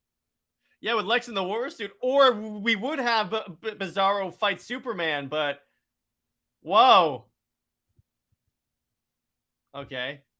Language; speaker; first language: English; native; English